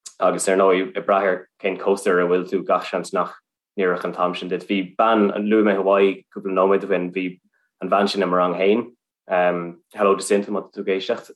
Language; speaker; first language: Irish; non-native, local second language; English